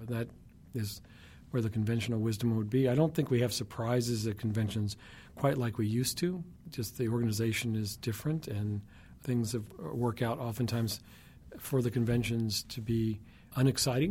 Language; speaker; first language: English; native; English